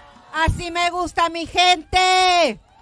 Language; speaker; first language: Spanish; early bilingual, heritage; Spanish